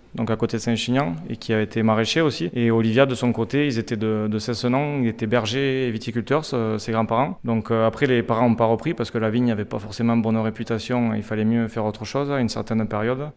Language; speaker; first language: French; native; French